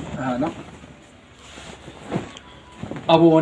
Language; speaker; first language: Arabic; native; Arabic